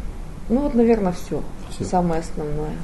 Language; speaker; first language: Russian; native; Russian